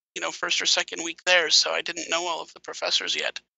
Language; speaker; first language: English; native; English